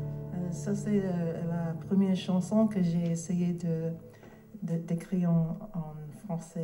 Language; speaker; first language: French; non-native, learner; English